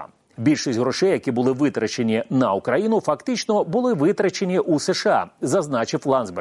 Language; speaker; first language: Ukrainian; native; Ukrainian